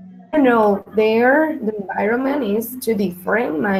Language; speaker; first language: English; non-native, learner; Spanish